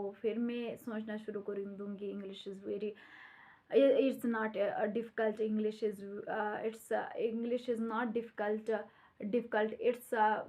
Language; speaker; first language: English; non-native, learner; Hindi